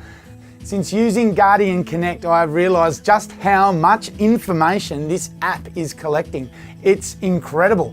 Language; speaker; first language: English; native; English